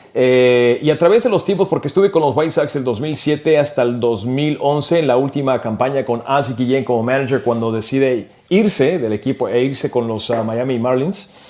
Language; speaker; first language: Spanish; early bilingual, heritage; Spanish